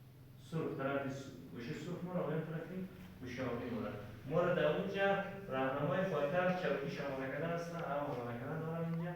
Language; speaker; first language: Persian; native; Persian